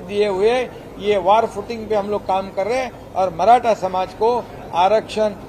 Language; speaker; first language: Hindi; non-native, local second language; Marathi